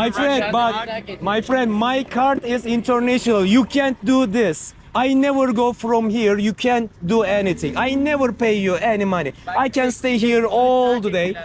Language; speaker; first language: English; non-native, learner; Turkish